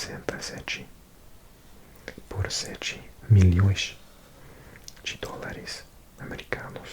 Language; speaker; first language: Portuguese; non-native, learner; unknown